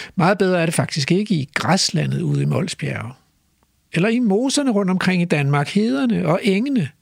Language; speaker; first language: Danish; native; Danish